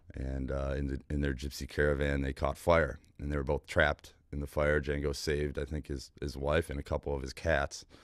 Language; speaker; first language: English; native; English